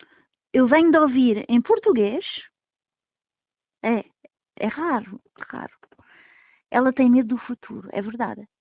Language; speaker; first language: Portuguese; early bilingual, heritage; Portuguese